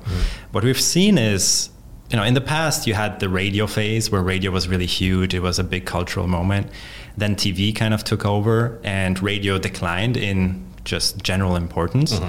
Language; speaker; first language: English; non-native, fluent; Polish